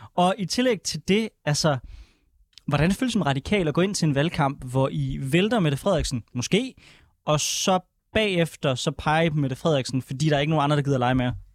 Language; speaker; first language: Danish; native; Danish